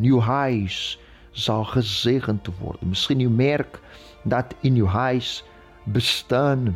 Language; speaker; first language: Dutch; non-native, fluent; Portuguese